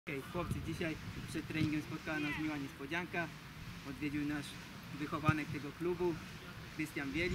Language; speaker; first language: Polish; native; Polish